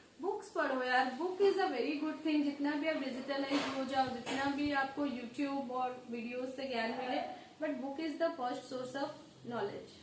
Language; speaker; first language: Hindi; non-native, local second language; Odia